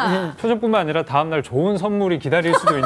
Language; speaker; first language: Korean; native; Korean